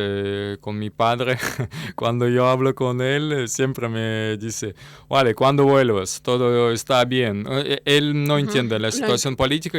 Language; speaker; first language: Spanish; non-native, learner; Russian